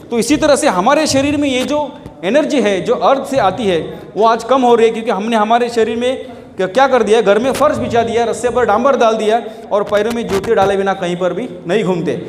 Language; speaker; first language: Hindi; non-native, local second language; Marathi